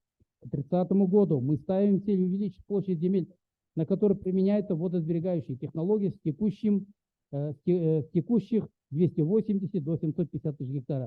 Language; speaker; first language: Russian; native; Russian